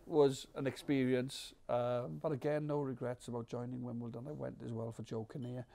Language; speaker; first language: English; native; English